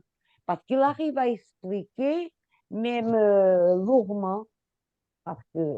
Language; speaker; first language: French; non-native, fluent; Portuguese